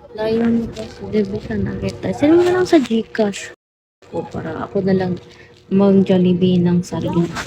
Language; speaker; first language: Filipino; non-native, local second language; Cebuano